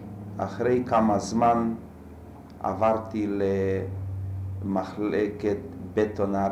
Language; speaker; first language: Hebrew; non-native, fluent; Slovak